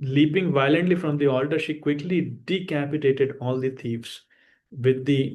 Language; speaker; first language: English; non-native, local second language; Hindi